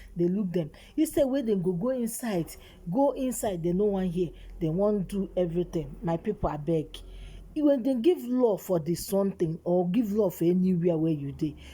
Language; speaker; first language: Nigerian Pidgin; non-native, local second language; Igbo